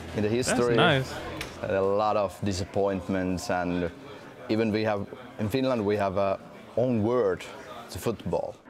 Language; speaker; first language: English; non-native, fluent; Finnish